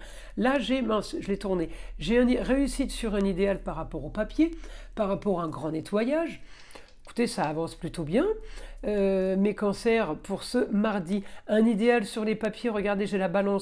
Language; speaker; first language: French; native; French